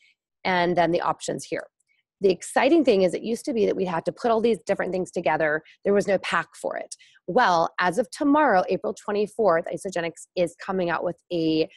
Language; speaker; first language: English; native; English